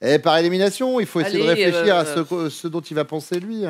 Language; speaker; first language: French; native; French